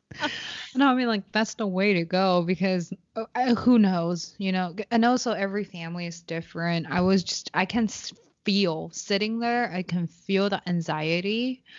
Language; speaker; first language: English; non-native, fluent; Chinese